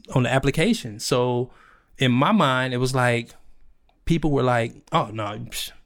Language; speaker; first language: English; native; English